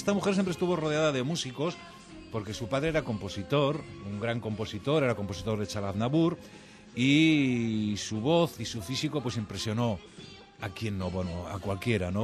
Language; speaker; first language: Spanish; native; Spanish